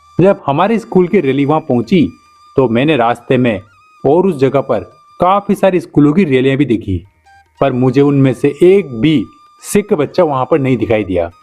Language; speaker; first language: Hindi; native; Hindi